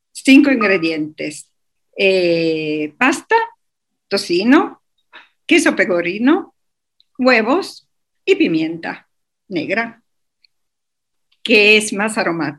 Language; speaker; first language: Spanish; non-native, fluent; Italian